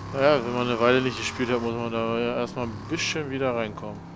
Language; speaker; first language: German; native; German